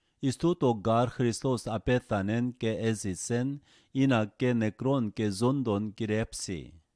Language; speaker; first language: Greek; non-native, fluent; Korean